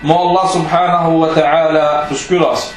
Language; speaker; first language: Danish; early bilingual, other home language; Arabic